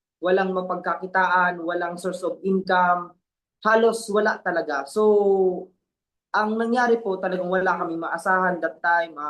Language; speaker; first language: Filipino; non-native, local second language; Bikol